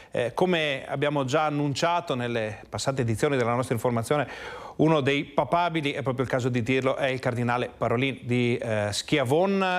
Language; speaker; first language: Italian; native; Italian